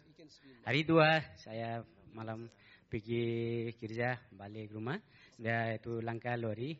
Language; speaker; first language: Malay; non-native, learner; Nepali